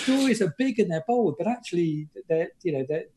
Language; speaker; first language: English; native; English